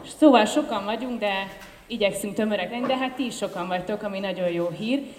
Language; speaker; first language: Hungarian; native; Hungarian